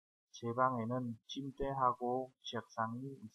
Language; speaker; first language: Korean; non-native, fluent; Vietnamese